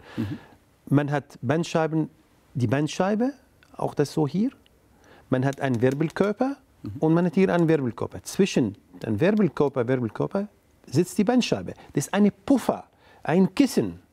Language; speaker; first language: German; non-native, fluent; Arabic